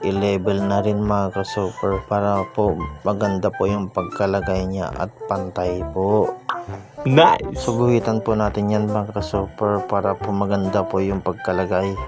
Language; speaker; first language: Filipino; non-native, local second language; Iloko